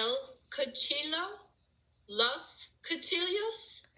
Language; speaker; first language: Spanish; non-native, learner; English